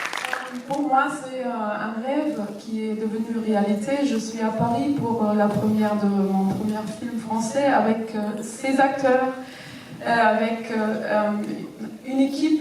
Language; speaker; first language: French; non-native, fluent; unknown